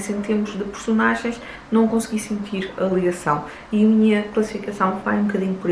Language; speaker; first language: Portuguese; native; Portuguese